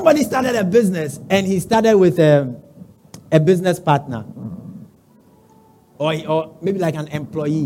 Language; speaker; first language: English; non-native, local second language; Ga